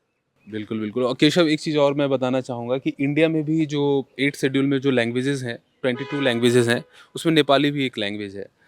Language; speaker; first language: Hindi; native; Hindi